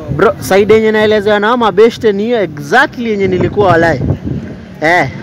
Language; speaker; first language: Swahili; native; Swahili